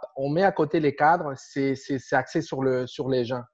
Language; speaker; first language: French; non-native, fluent; Spanish